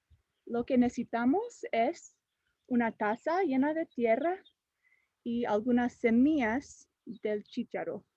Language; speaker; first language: Spanish; non-native, fluent; English